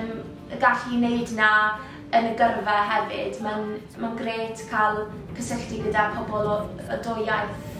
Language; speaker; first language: Welsh; native; Welsh